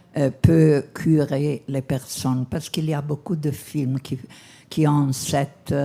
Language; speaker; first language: French; non-native, learner; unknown